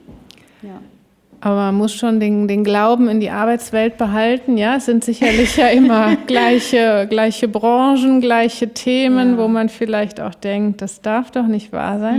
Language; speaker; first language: German; native; German